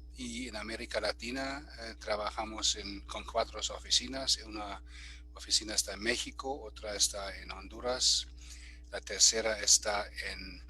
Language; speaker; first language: Spanish; non-native, fluent; German